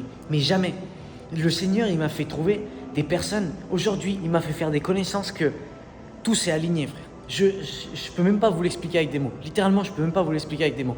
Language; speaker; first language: French; native; French